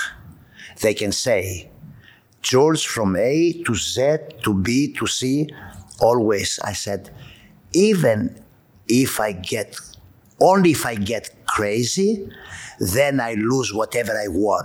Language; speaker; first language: English; non-native, fluent; Greek